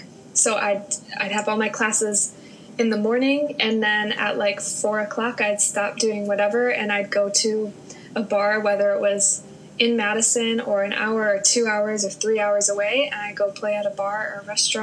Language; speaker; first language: English; native; English